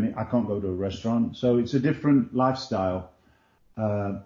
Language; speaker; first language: English; native; English